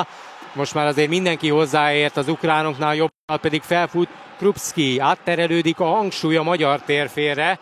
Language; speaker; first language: Hungarian; native; Hungarian